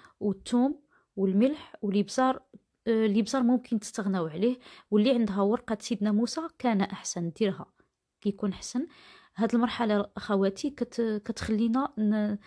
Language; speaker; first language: Arabic; native; Arabic